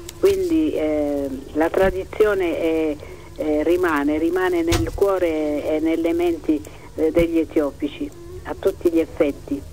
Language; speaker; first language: Italian; early bilingual, other home language; Amharic